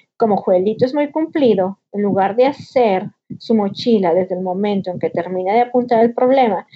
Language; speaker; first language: Spanish; native; Spanish